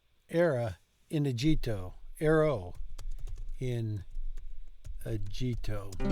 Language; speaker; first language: Italian; non-native, learner; English